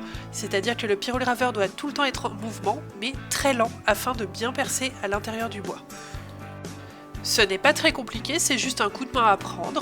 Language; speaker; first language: French; native; French